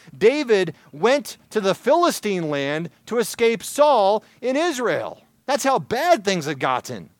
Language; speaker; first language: English; native; English